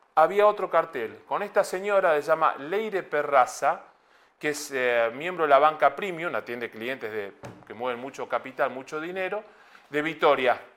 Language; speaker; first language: Spanish; native; Spanish